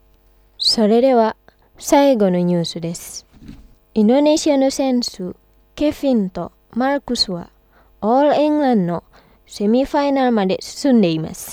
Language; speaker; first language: Japanese; non-native, fluent; Indonesian